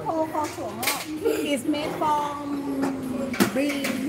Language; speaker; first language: English; non-native, learner; Thai